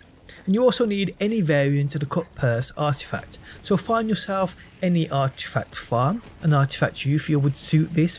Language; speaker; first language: English; native; English